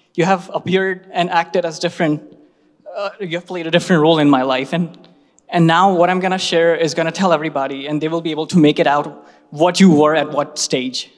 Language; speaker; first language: English; non-native, local second language; Hindi